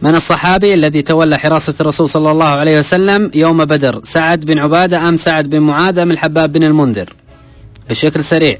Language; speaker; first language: Arabic; native; Arabic